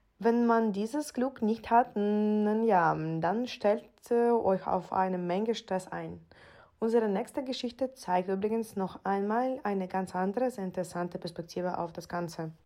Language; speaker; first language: German; non-native, fluent; Ukrainian